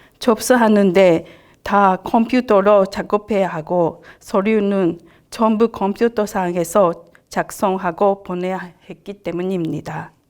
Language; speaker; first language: Korean; non-native, fluent; Japanese